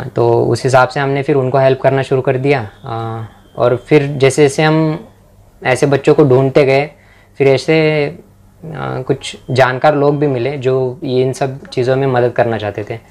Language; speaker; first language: Hindi; non-native, local second language; Marathi